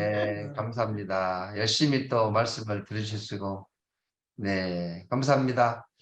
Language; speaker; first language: Korean; native; Korean